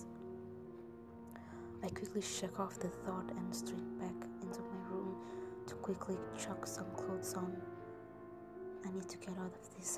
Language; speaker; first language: English; non-native, learner; Indonesian